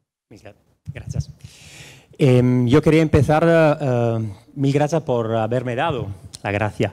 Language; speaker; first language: Spanish; non-native, fluent; Italian